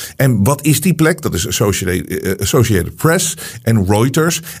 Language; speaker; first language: Dutch; native; Dutch